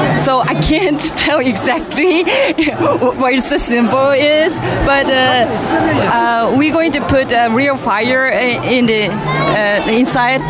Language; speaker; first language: English; non-native, learner; Japanese